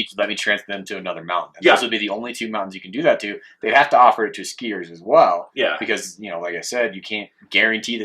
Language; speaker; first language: English; native; English